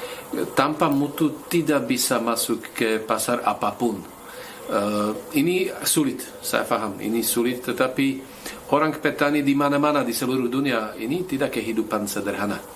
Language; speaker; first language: Indonesian; non-native, fluent; Slovak